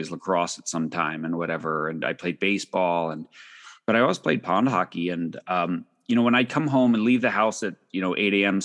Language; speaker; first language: English; native; English